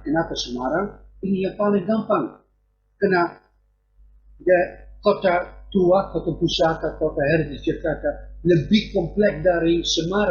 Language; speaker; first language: Indonesian; non-native, fluent; Dutch